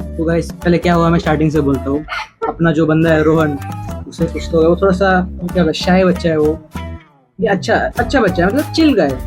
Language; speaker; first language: Hindi; non-native, local second language; Malayalam